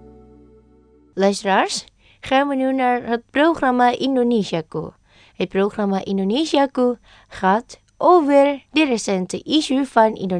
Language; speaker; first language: Dutch; non-native, fluent; Indonesian